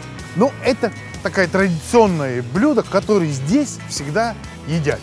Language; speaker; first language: Russian; non-native, fluent; Finnish